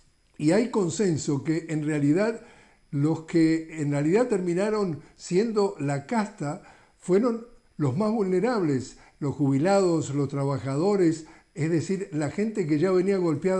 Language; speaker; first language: Spanish; native; Spanish